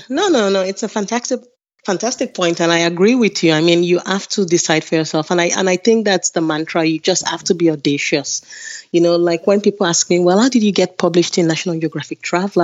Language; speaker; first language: English; non-native, local second language; Yoruba